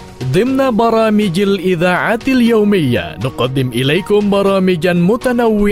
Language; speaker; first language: Arabic; non-native, fluent; Indonesian